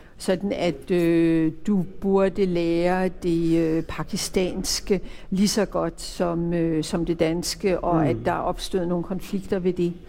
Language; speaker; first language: Danish; native; Danish